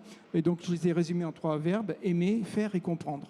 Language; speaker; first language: French; native; French